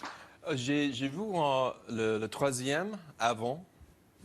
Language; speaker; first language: French; non-native, learner; English